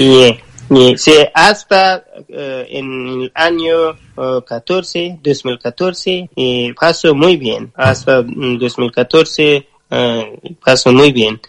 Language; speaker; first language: Spanish; non-native, learner; Persian